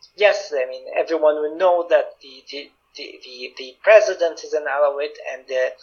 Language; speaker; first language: English; non-native, fluent; Arabic